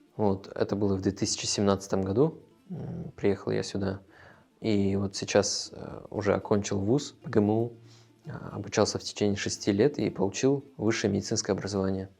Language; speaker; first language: Russian; non-native, local second language; Tajik